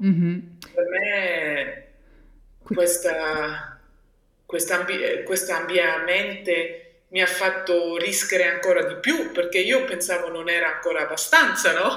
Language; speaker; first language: Italian; non-native, local second language; German